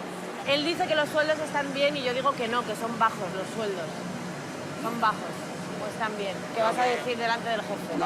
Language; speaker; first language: Spanish; native; Spanish